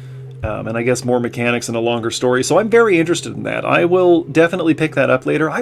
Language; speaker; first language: English; native; English